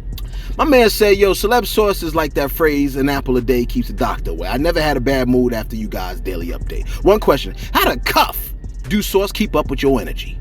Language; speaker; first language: English; native; English